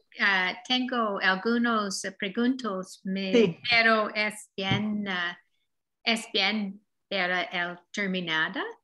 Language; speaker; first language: Spanish; non-native, learner; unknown